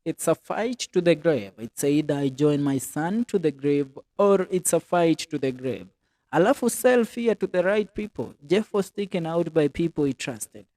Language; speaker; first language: English; non-native, local second language; Swahili